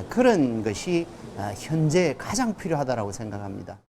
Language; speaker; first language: Korean; native; Korean